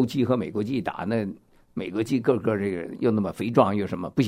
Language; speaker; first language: Chinese; native; Chinese